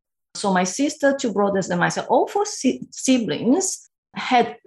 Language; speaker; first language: English; non-native, fluent; Portuguese